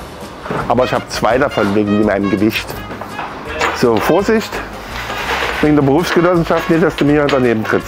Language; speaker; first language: German; native; German